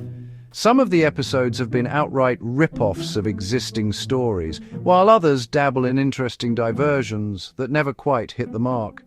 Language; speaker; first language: English; native; English